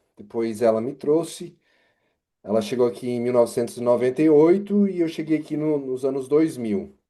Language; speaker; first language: Portuguese; native; Portuguese